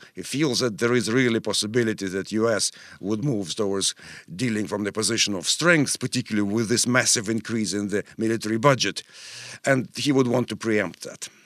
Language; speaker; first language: English; non-native, fluent; Russian